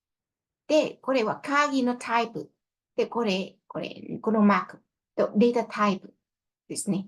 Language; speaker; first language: Japanese; non-native, fluent; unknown